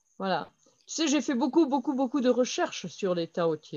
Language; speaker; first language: French; non-native, fluent; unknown